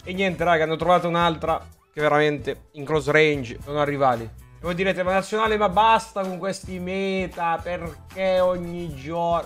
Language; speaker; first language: Italian; native; Italian